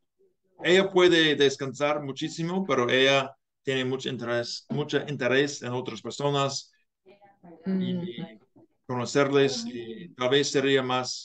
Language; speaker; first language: Spanish; non-native, learner; English